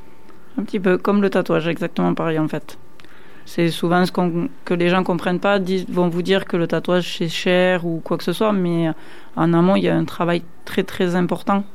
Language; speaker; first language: French; native; French